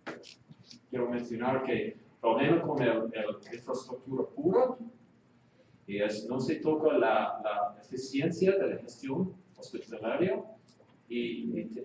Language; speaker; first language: Spanish; non-native, fluent; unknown